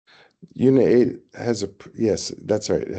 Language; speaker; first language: English; non-native, fluent; Thai